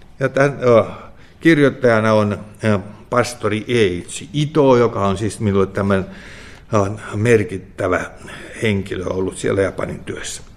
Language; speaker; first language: Finnish; native; Finnish